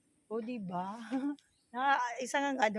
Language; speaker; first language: Filipino; non-native, local second language; Bikol